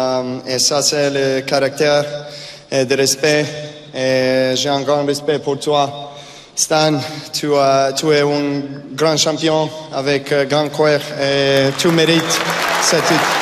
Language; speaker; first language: French; non-native, learner; Serbian